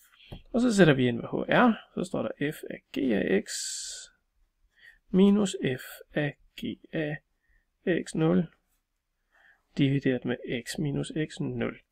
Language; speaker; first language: Danish; native; Danish